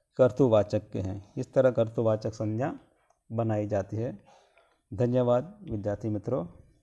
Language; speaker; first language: Hindi; non-native, local second language; Gujarati